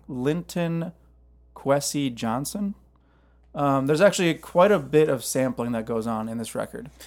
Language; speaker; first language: English; native; English